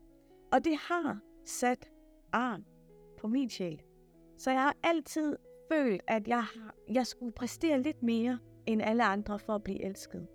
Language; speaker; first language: Danish; native; Danish